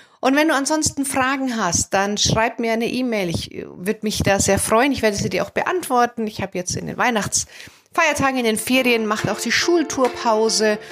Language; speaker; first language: German; native; German